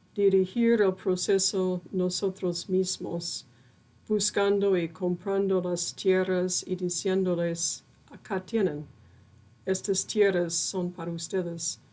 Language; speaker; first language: Spanish; non-native, fluent; English